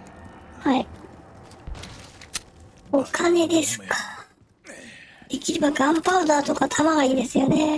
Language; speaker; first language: Japanese; native; Japanese